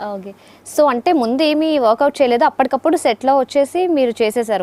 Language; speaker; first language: Telugu; native; Telugu